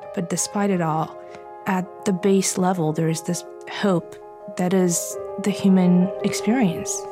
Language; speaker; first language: English; non-native, fluent; Bulgarian